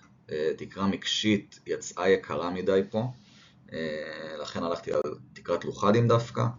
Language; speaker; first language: Hebrew; native; Hebrew